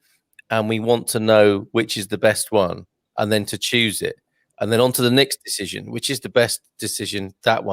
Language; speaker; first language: English; native; English